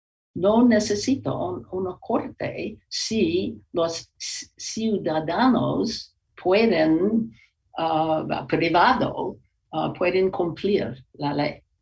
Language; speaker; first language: Spanish; non-native, learner; English